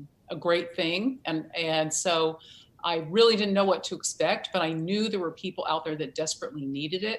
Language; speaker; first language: English; native; English